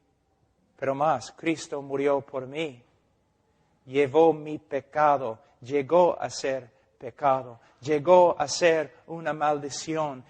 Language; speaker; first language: Spanish; non-native, fluent; English